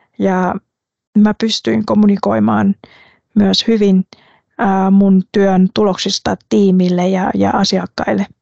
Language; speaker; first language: Finnish; non-native, fluent; Vietnamese